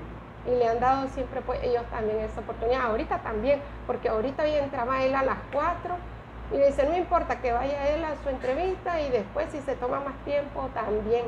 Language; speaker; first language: Spanish; native; Spanish